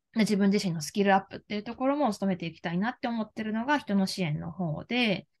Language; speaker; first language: Japanese; native; Japanese